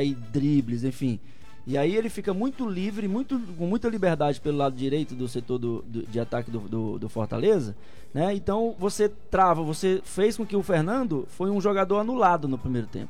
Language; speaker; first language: Portuguese; native; Portuguese